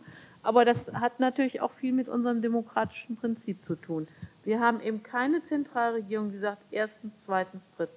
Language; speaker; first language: German; native; German